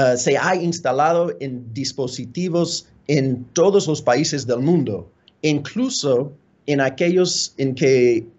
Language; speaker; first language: Spanish; non-native, fluent; English